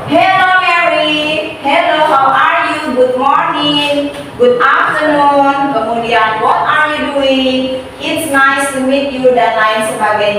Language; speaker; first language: English; non-native, learner; Indonesian